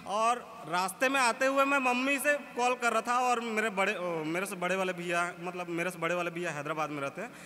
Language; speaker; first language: Hindi; native; Hindi